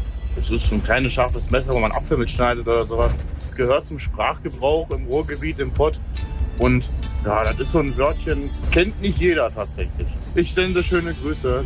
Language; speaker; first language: German; native; German